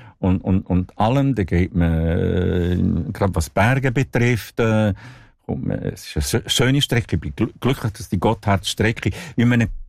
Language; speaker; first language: German; non-native, local second language; Italian